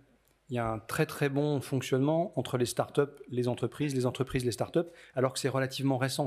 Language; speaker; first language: French; native; French